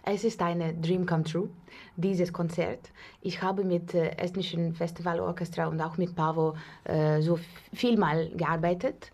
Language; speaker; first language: German; non-native, learner; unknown